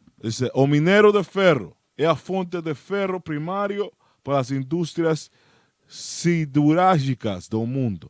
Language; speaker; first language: Portuguese; non-native, learner; Spanish